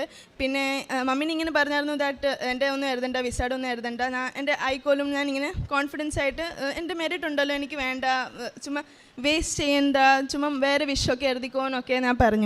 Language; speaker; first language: Malayalam; early bilingual, heritage; Malayalam